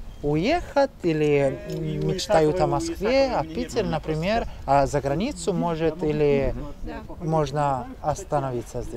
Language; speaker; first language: Russian; non-native, learner; Italian